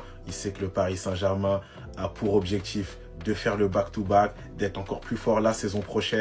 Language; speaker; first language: French; native; French